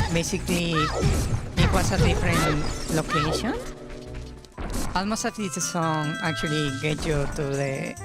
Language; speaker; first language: English; non-native, fluent; Spanish